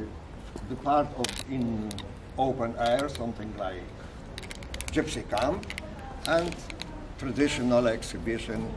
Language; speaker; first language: English; non-native, learner; Polish